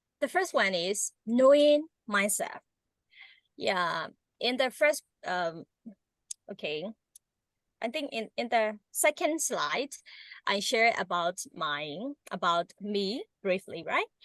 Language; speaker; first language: English; non-native, learner; Burmese